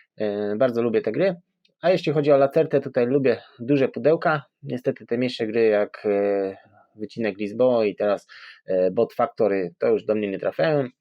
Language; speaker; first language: Polish; native; Polish